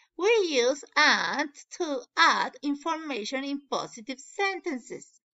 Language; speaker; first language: English; non-native, learner; Spanish